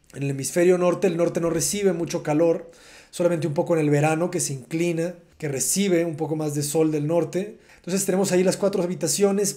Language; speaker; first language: Spanish; native; Spanish